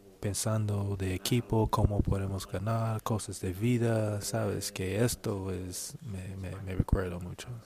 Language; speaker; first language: Spanish; non-native, learner; English